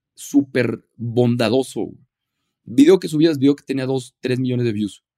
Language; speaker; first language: Spanish; native; Spanish